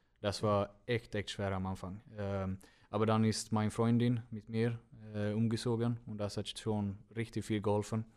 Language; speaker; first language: German; non-native, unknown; Swedish